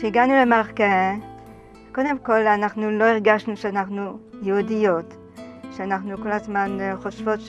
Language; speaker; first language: Hebrew; non-native, fluent; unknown